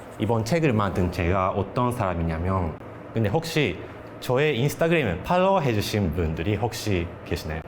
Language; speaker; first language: Korean; non-native, fluent; Japanese